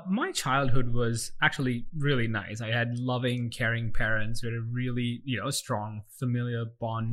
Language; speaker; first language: English; non-native, local second language; Sinhala